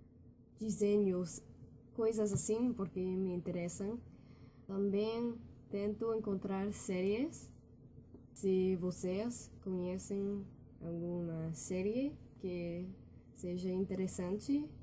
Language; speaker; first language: Portuguese; non-native, learner; English